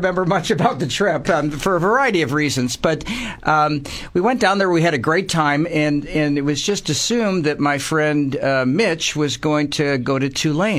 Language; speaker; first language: English; native; English